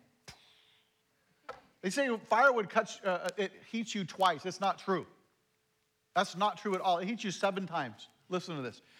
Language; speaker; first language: English; native; English